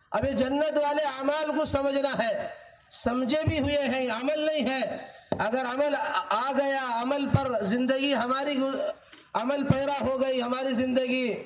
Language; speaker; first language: Urdu; native; Urdu